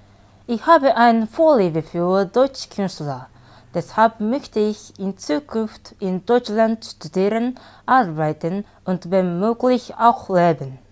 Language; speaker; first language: German; non-native, learner; Japanese